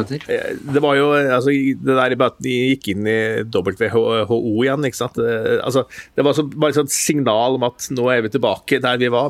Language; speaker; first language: Norwegian; native; Norwegian